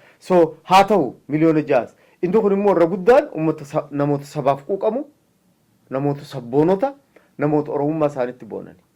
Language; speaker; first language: Oromo; native; Oromo